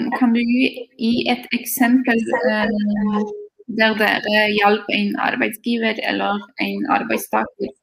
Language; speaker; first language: Norwegian; non-native, fluent; Polish